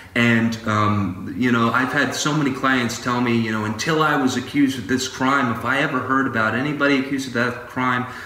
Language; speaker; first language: English; native; English